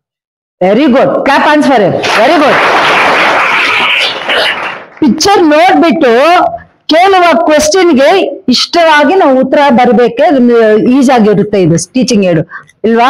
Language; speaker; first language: Kannada; non-native, local second language; Tamil